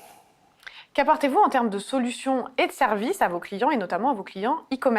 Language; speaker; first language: French; native; French